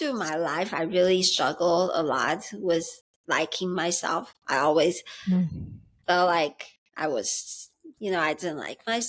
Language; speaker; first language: English; early bilingual, other home language; Chinese